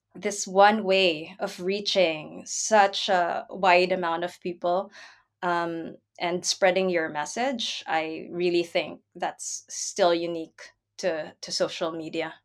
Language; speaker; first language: English; non-native, local second language; Filipino